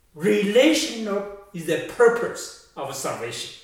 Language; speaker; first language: English; non-native, fluent; Chinese